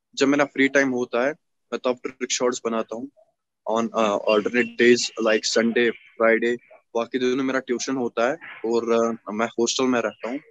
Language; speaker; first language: Hindi; native; Hindi